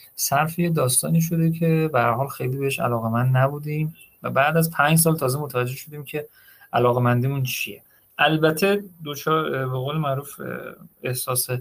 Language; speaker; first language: Persian; native; Persian